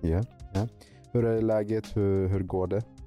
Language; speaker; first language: Swedish; non-native, fluent; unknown